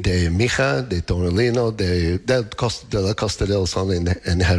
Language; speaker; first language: Spanish; non-native, learner; English